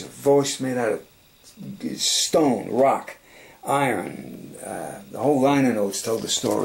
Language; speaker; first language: English; native; English